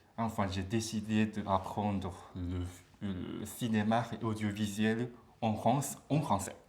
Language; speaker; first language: French; non-native, learner; Japanese